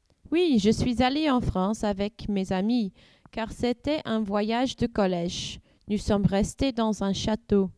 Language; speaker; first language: French; non-native, learner; English